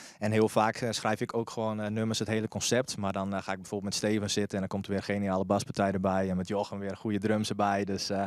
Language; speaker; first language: Dutch; native; Dutch